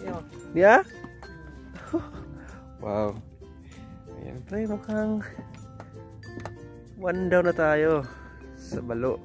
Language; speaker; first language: Filipino; non-native, local second language; Cebuano